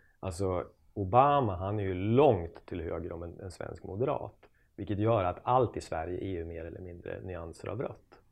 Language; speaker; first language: Swedish; native; Swedish